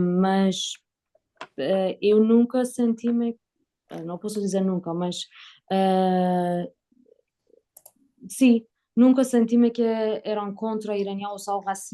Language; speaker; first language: Portuguese; non-native, learner; Persian